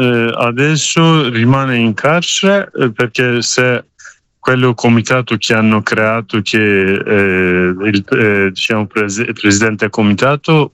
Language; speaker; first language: Italian; non-native, learner; Kurdish